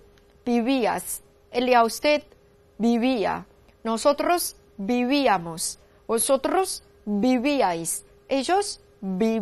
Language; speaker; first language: Spanish; non-native, learner; Chinese